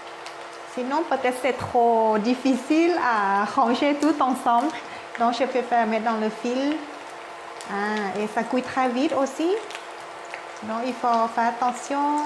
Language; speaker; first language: French; non-native, learner; Thai